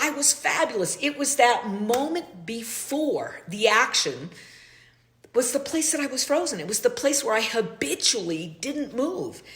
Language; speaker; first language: English; native; English